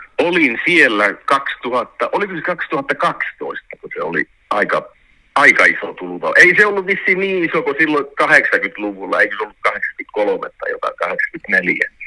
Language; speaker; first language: Finnish; early bilingual, heritage; Finnish